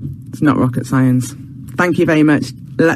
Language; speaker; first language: English; native; English